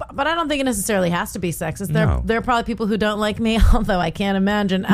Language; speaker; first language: English; native; English